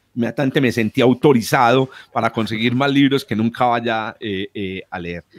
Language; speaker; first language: Spanish; native; Spanish